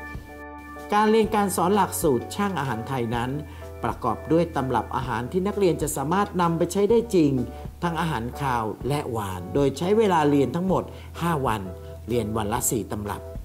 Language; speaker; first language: Thai; native; Thai